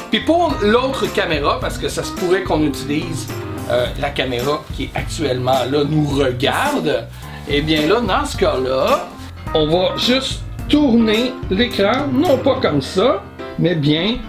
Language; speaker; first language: French; native; French